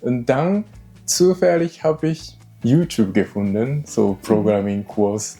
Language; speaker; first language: German; non-native, learner; Japanese